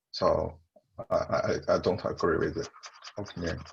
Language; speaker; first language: English; non-native, learner; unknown